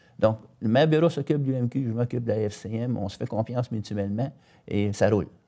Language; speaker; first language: French; native; French